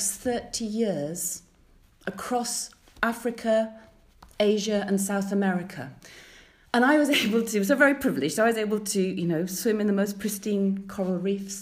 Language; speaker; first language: English; native; English